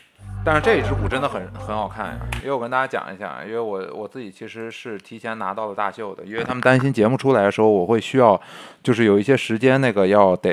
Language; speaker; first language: Chinese; native; Chinese